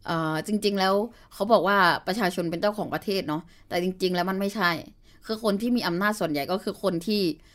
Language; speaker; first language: Thai; early bilingual, other home language; Burmese